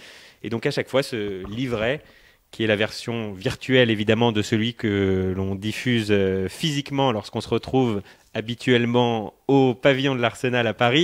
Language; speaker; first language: French; native; French